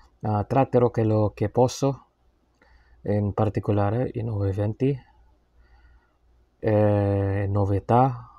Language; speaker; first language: Italian; non-native, learner; English